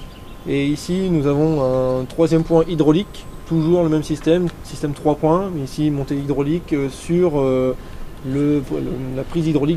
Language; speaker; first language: French; native; French